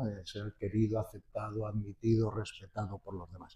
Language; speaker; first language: Spanish; native; Spanish